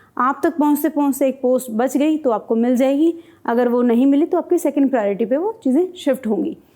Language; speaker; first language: Hindi; native; Hindi